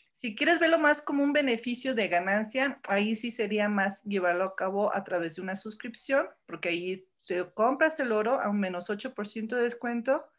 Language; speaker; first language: Spanish; early bilingual, heritage; Spanish